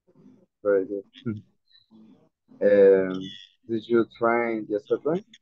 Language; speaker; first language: English; non-native, learner; Spanish